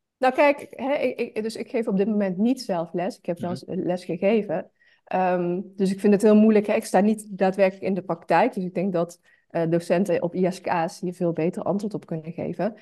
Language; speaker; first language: Dutch; native; Dutch